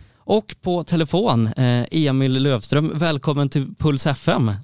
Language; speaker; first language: Swedish; native; Swedish